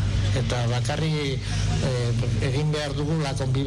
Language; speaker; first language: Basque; non-native, local second language; Spanish